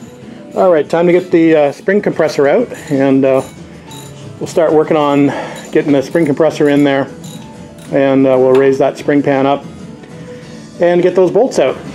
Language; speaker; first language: English; native; English